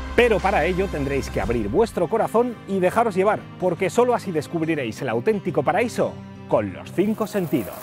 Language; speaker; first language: Spanish; native; Spanish